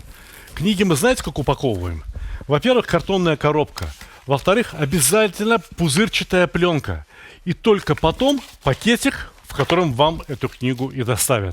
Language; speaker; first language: Russian; native; Russian